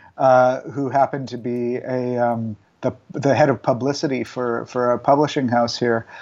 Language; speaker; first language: English; native; English